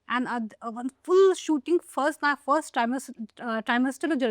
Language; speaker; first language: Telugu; non-native, local second language; Hindi